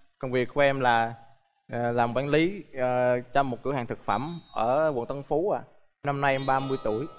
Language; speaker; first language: Vietnamese; native; Vietnamese